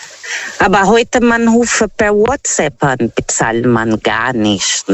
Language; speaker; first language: German; non-native, learner; Portuguese